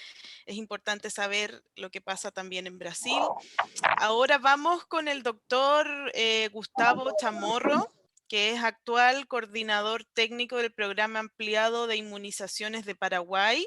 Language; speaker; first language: Spanish; native; Spanish